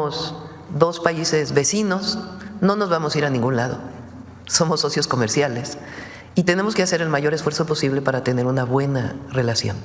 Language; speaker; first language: Spanish; native; Spanish